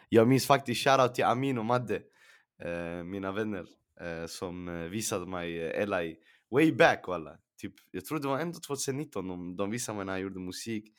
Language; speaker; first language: Swedish; early bilingual, other home language; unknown